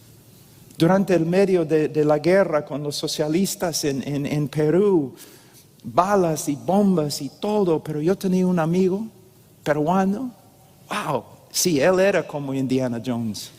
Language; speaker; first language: Spanish; non-native, fluent; English